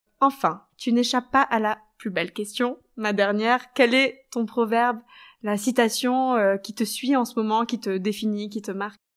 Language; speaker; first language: French; native; French